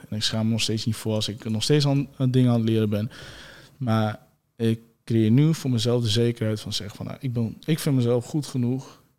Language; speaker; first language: Dutch; early bilingual, other home language; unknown